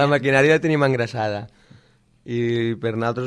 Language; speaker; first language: Catalan; native; Catalan